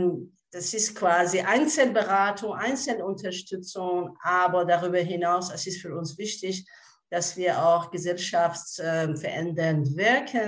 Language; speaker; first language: German; non-native, fluent; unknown